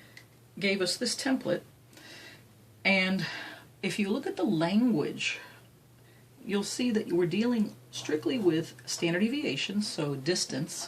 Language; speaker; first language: English; native; English